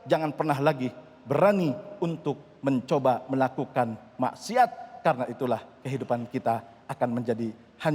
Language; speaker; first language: Indonesian; native; Indonesian